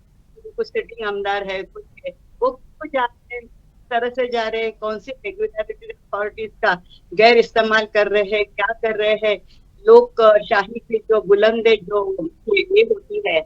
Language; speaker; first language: Hindi; non-native, local second language; Marathi